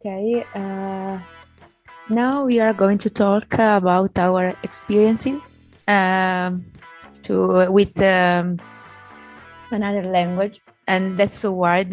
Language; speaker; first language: English; non-native, fluent; Italian